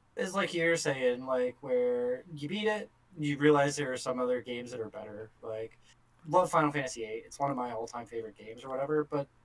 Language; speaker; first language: English; native; English